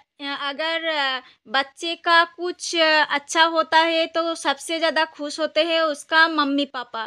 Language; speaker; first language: Hindi; non-native, local second language; Bangla